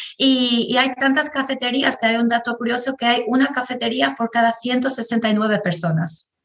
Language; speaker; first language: Spanish; non-native, fluent; Albanian